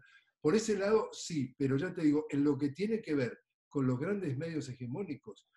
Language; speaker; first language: Spanish; native; Spanish